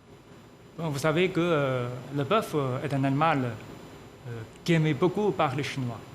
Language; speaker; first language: French; non-native, fluent; Chinese